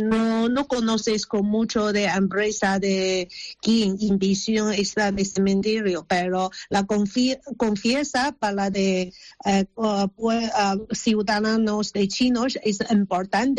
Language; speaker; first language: Spanish; non-native, learner; Chinese